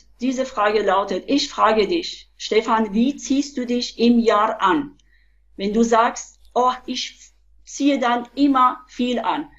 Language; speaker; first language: German; non-native, fluent; Persian